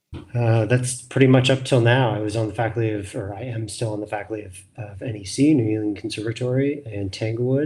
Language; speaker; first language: English; native; English